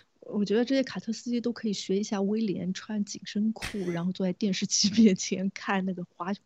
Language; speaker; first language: Chinese; native; Chinese